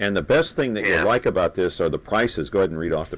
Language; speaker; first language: English; native; English